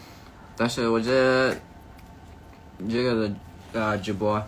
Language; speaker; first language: Chinese; non-native, learner; English